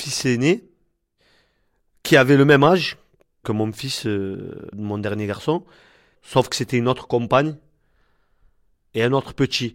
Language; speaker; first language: French; native; French